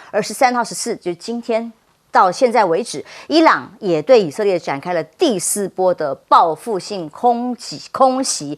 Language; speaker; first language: Chinese; native; Chinese